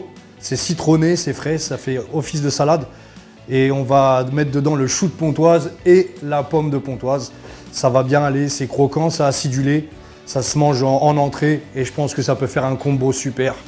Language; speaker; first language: French; native; French